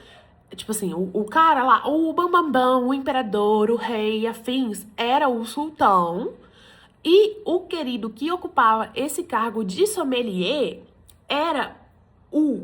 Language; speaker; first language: Portuguese; native; Portuguese